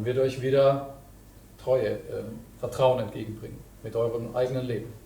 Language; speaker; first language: German; native; German